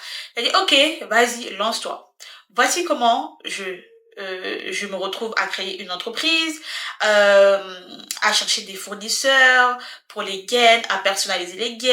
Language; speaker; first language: French; native; French